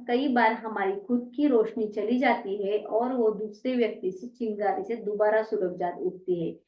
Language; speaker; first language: Hindi; non-native, local second language; Marathi